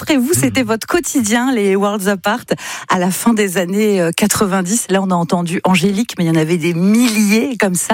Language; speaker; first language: French; native; French